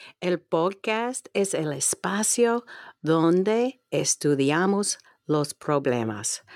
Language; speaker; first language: Spanish; non-native, fluent; English